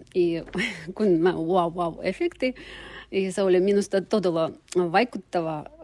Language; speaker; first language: Finnish; non-native, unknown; Russian